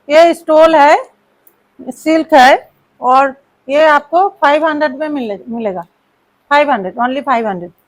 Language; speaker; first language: Hindi; non-native, local second language; Bangla